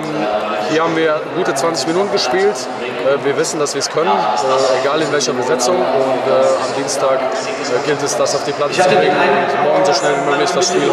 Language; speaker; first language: German; native; German